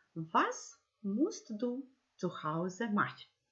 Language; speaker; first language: German; non-native, fluent; Macedonian